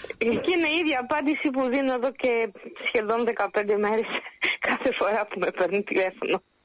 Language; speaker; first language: Greek; early bilingual, heritage; Greek